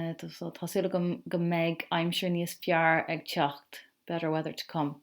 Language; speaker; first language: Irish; non-native, local second language; English